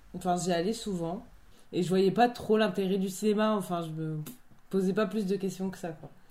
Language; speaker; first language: French; native; French